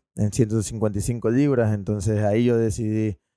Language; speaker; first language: Spanish; native; Spanish